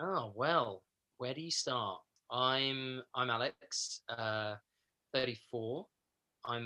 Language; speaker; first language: English; native; English